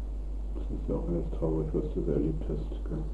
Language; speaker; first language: German; native; German